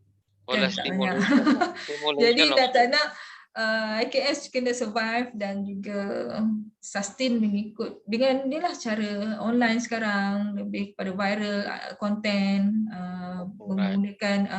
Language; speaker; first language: Malay; native; Malay